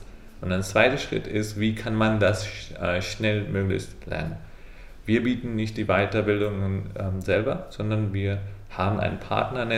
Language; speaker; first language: German; non-native, fluent; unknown